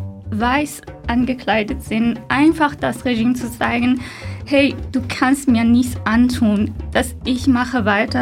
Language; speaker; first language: German; non-native, fluent; Persian